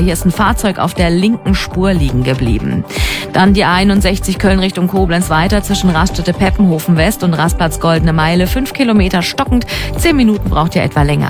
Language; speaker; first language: German; native; German